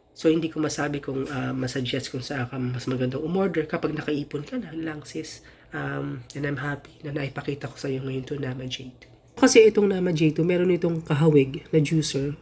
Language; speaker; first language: Filipino; native; Filipino